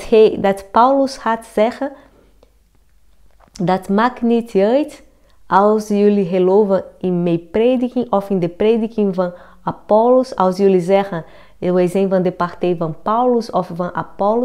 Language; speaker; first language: Dutch; non-native, learner; Portuguese